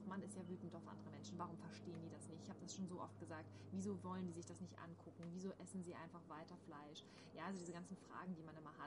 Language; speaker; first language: German; native; German